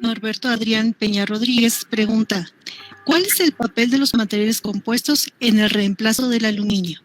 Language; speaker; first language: Spanish; native; Spanish